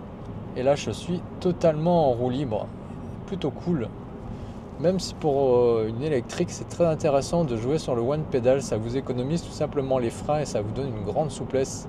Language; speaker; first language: French; native; French